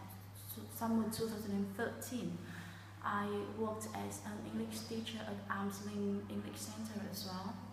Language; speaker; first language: English; non-native, fluent; Vietnamese